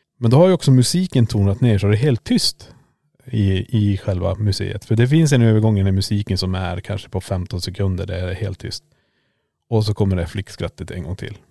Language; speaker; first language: Swedish; native; Swedish